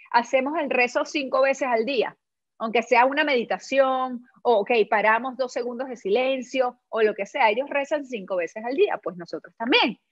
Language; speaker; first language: Spanish; native; Spanish